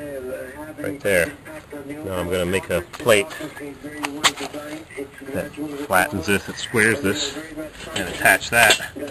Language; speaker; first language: English; native; English